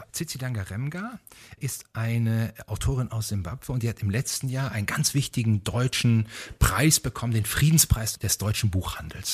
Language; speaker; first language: German; native; German